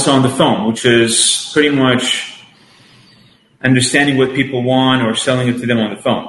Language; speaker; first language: English; non-native, fluent; Arabic